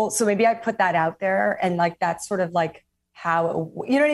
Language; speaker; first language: English; native; English